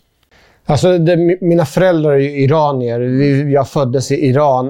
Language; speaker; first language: Swedish; early bilingual, other home language; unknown